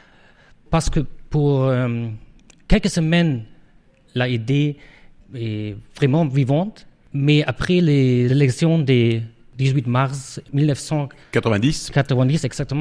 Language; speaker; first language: French; non-native, fluent; German